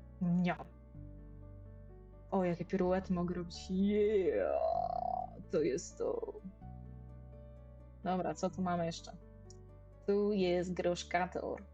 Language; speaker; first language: Polish; native; Polish